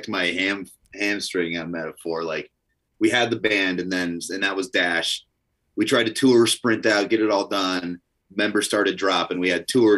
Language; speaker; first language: English; native; English